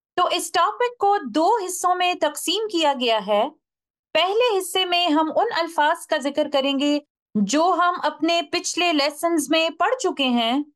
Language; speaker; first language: Urdu; native; Urdu